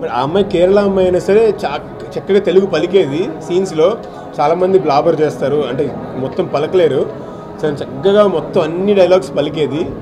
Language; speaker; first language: Telugu; native; Telugu